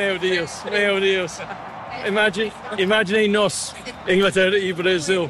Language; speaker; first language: Portuguese; non-native, learner; English